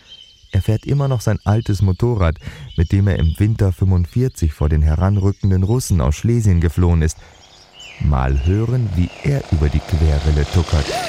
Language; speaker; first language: German; native; German